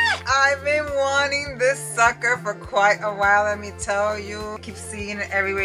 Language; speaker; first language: English; early bilingual, other home language; Spanish